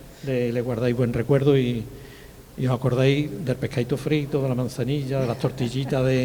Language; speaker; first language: Spanish; native; Spanish